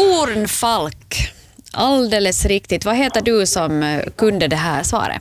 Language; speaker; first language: Swedish; native; Swedish